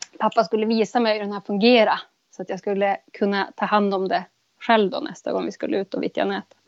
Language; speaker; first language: Swedish; native; Swedish